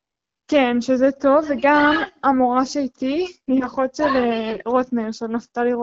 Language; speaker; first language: Hebrew; native; Hebrew